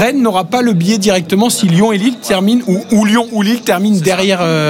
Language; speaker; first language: French; native; French